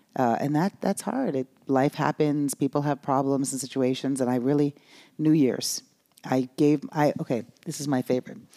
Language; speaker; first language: English; native; English